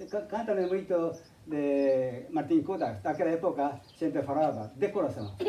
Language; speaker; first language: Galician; non-native, fluent; Japanese